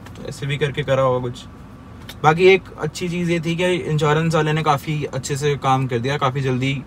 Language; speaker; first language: Hindi; native; Hindi